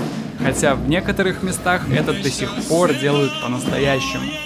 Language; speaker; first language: Russian; native; Russian